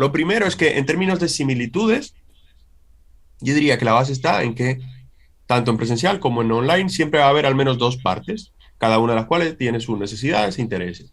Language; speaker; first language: Spanish; native; Spanish